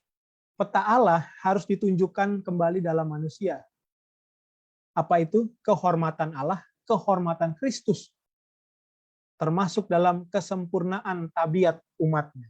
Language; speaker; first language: Indonesian; native; Indonesian